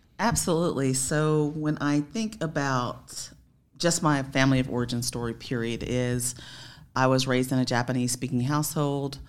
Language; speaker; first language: English; native; English